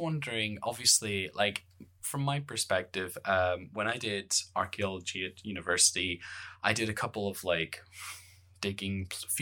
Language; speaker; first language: English; native; English